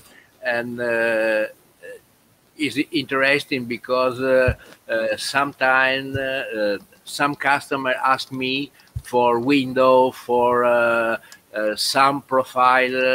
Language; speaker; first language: English; non-native, learner; Italian